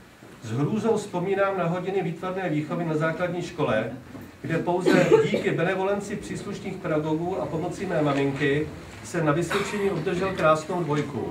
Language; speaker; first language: Czech; native; Czech